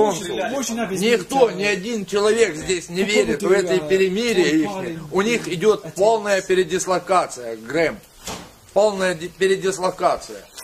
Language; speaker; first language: Russian; native; Russian